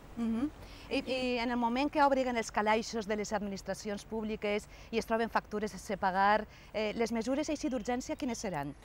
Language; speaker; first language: Catalan; native; Catalan